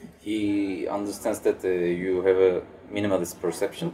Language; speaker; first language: English; non-native, fluent; Turkish